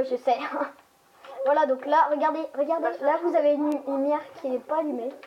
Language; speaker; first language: French; native; French